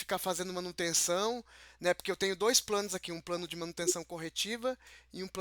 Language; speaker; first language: Portuguese; native; Portuguese